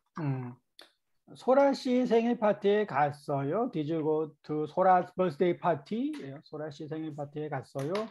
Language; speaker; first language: Korean; native; Korean